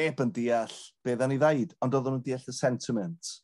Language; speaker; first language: Welsh; native; Welsh